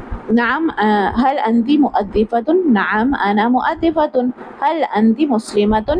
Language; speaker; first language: Arabic; non-native, fluent; Urdu